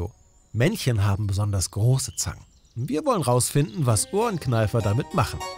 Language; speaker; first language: German; native; German